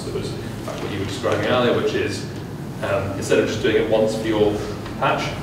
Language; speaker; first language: English; native; English